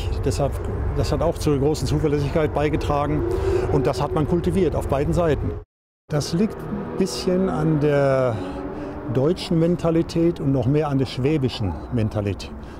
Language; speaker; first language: German; native; German